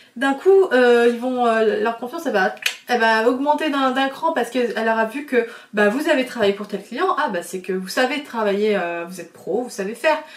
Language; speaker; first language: French; native; French